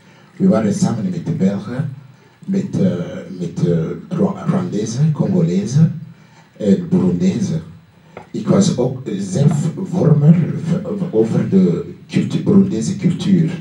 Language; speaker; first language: Dutch; non-native, learner; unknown